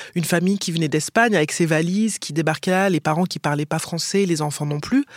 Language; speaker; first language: French; native; French